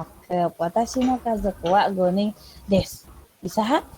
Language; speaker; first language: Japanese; non-native, fluent; Indonesian